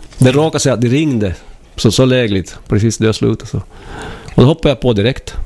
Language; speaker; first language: Swedish; native; Swedish